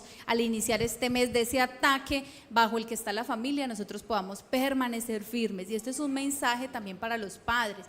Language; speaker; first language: Spanish; native; Spanish